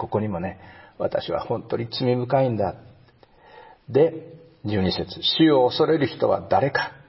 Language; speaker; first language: Japanese; native; Japanese